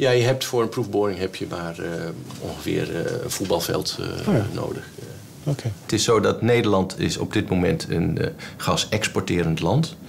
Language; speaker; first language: Dutch; native; Dutch